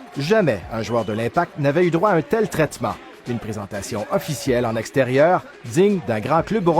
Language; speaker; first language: French; native; French